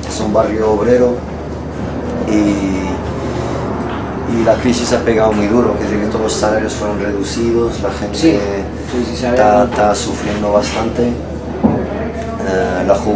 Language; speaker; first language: Spanish; early bilingual, heritage; Spanish